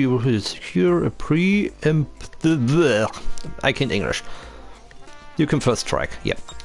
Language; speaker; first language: English; non-native, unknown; German